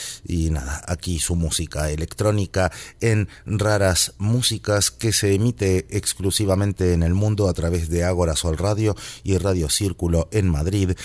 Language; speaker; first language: Spanish; native; Spanish